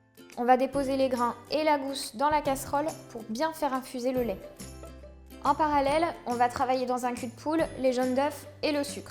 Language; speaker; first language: French; native; French